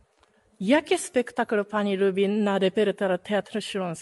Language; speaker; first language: Polish; non-native, learner; Japanese